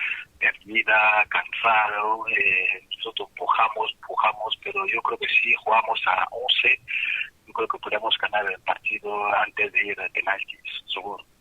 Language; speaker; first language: Spanish; non-native, fluent; French